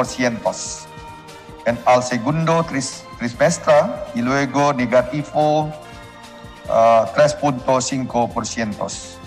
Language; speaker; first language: Spanish; non-native, learner; Indonesian